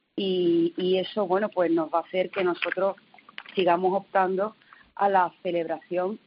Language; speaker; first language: Spanish; native; Spanish